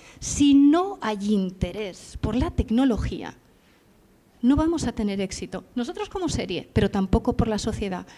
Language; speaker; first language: Spanish; native; Spanish